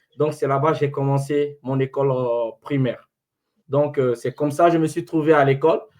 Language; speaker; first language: French; non-native, local second language; Fula